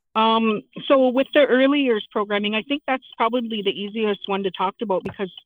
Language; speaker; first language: English; native; English